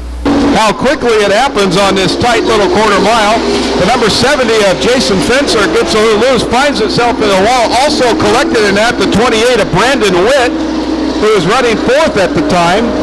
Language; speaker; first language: English; native; English